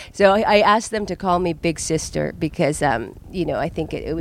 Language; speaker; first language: English; native; English